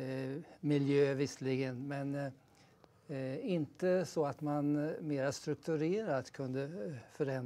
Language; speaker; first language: Swedish; native; Swedish